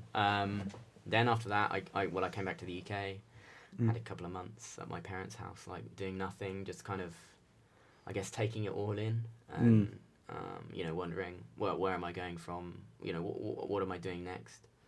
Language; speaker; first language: English; native; English